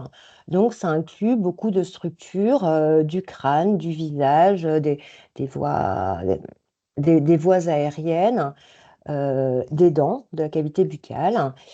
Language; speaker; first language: French; native; French